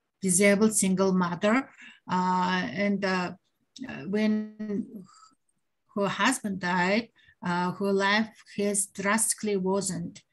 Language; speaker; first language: English; non-native, learner; Mongolian